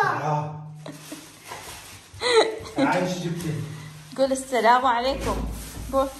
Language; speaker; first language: Arabic; non-native, fluent; Urdu